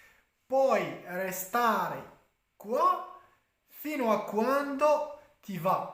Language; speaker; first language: Italian; non-native, fluent; Arabic